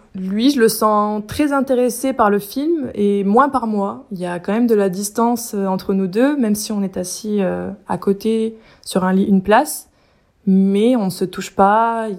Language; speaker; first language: French; native; French